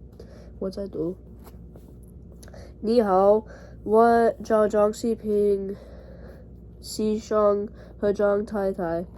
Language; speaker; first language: Chinese; non-native, learner; English